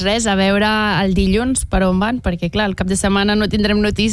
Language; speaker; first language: Catalan; native; Catalan